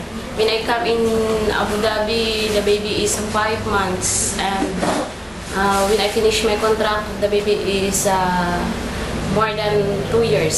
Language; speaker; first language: English; non-native, learner; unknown